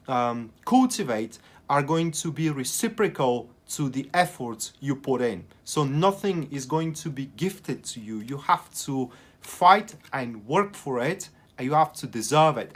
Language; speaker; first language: English; non-native, fluent; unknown